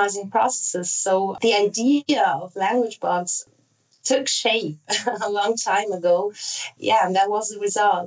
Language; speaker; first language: English; non-native, fluent; Italian